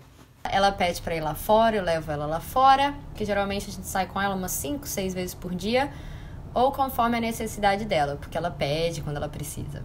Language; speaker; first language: Portuguese; native; Portuguese